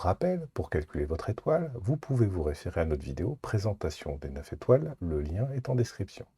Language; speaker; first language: French; native; French